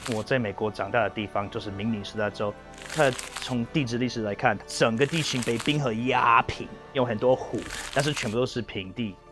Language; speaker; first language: Chinese; non-native, fluent; English